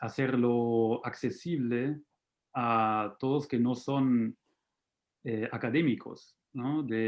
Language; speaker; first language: Spanish; non-native, fluent; German